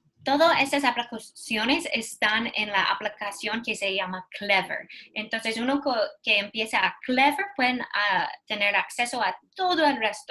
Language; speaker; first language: Spanish; non-native, learner; English